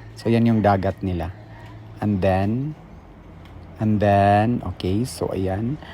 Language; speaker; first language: Filipino; non-native, local second language; Cebuano